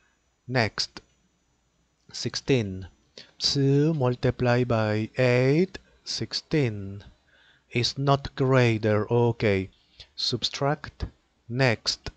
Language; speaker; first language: English; non-native, learner; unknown